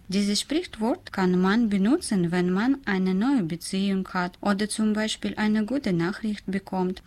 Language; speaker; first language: German; non-native, learner; Russian